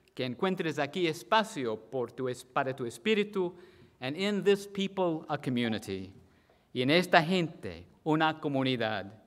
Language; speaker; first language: Spanish; non-native, fluent; English